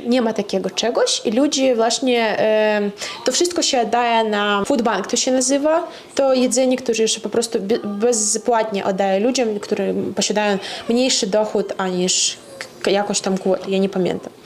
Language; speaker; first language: Polish; non-native, fluent; Russian